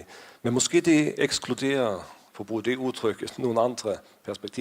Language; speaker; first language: Danish; non-native, fluent; Faroese